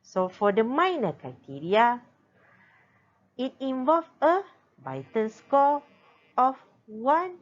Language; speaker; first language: English; non-native, local second language; Malay